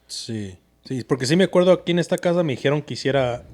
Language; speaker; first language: Spanish; early bilingual, heritage; Spanish